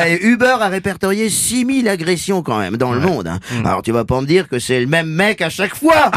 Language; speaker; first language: French; native; French